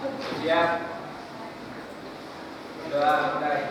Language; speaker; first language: Indonesian; native; Indonesian